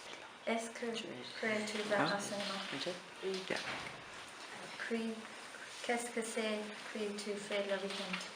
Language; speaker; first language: French; non-native, learner; English